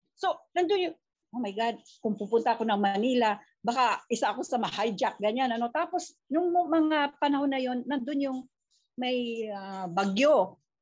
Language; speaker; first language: Filipino; non-native, local second language; Cebuano